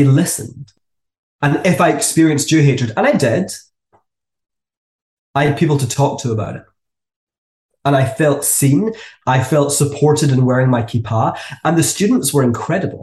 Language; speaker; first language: English; native; English